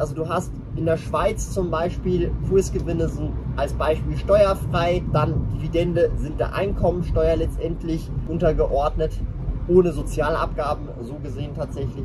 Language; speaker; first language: German; native; German